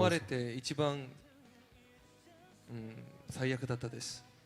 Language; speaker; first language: Japanese; non-native, fluent; Korean